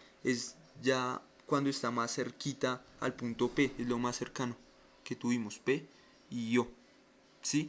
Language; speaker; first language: Spanish; native; Spanish